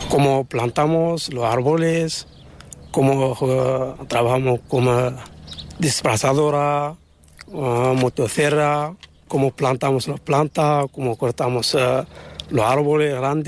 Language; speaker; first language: Spanish; non-native, learner; Arabic